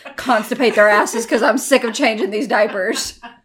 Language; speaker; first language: English; native; English